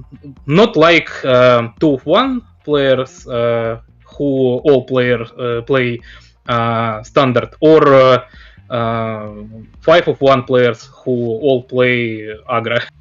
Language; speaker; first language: English; non-native, learner; Russian